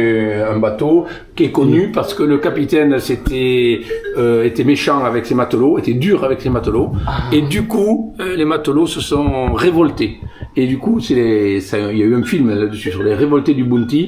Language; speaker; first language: French; native; French